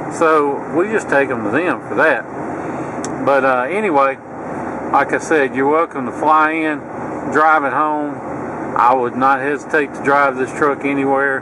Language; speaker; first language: English; native; English